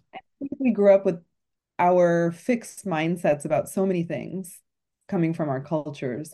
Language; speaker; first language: English; native; English